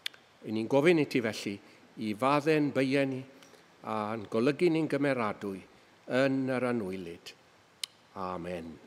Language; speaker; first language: Welsh; native; Welsh